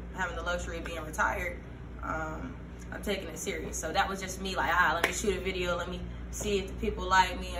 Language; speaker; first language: English; native; English